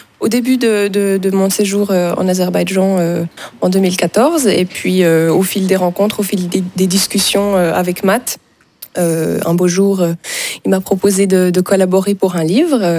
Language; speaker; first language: French; native; French